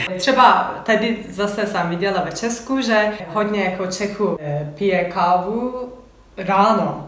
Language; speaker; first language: Czech; non-native, learner; Turkish